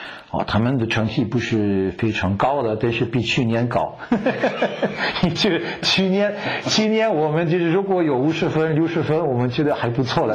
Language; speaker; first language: Chinese; non-native, fluent; French